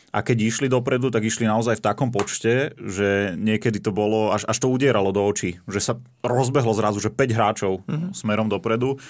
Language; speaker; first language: Slovak; native; Slovak